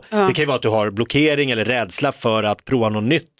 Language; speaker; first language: Swedish; native; Swedish